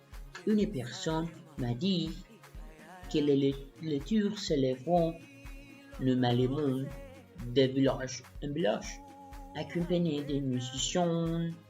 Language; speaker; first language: French; non-native, learner; Spanish